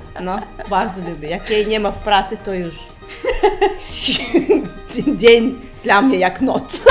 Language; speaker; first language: Polish; non-native, learner; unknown